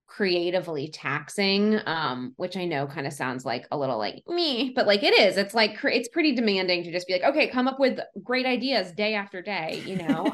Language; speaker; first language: English; native; English